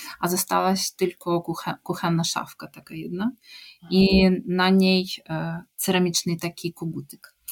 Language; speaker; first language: Polish; non-native, fluent; Ukrainian